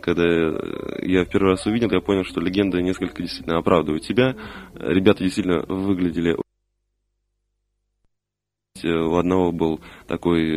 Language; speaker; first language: Russian; native; Russian